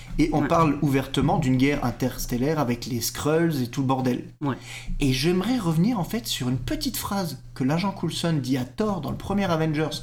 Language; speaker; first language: French; native; French